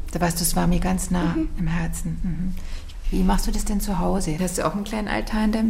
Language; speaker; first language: German; native; German